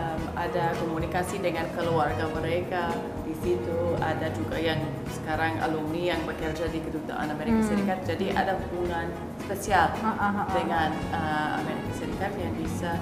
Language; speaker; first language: Indonesian; non-native, fluent; English